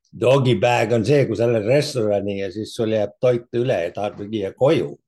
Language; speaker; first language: Estonian; early bilingual, heritage; Estonian